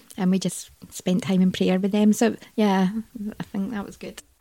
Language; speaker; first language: English; native; English